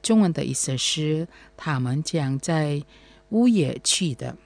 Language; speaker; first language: Chinese; non-native, fluent; Indonesian